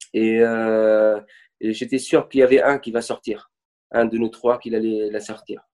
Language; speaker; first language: French; non-native, local second language; Arabic